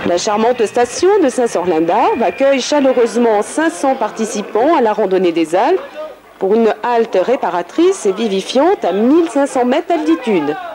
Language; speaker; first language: French; native; French